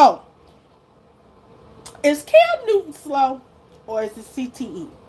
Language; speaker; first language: English; native; English